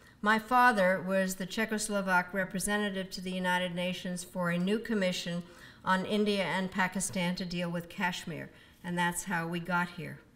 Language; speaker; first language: English; early bilingual, other home language; Czech